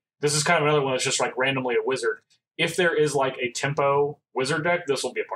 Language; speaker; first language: English; native; English